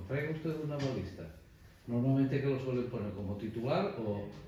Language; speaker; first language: Spanish; native; Spanish